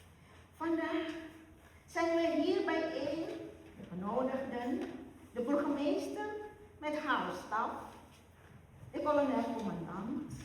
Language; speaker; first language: Dutch; early bilingual, other home language; Malay